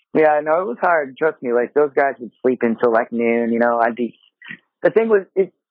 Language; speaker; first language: English; non-native, fluent; Japanese